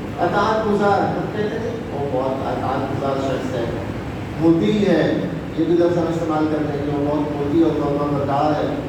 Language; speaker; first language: Urdu; native; Urdu